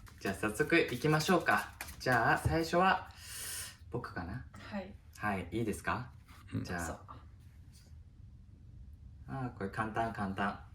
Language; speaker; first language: Japanese; native; Japanese